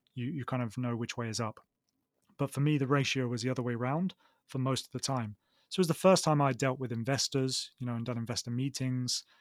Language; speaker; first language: English; native; English